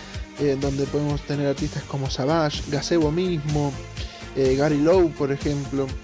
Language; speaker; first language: Spanish; native; Spanish